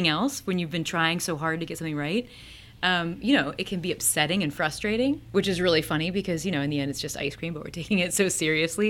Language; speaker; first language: English; native; English